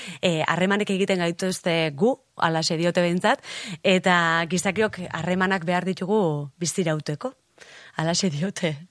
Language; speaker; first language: Basque; native; Basque